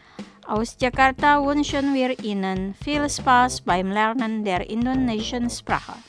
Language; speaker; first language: German; non-native, fluent; Indonesian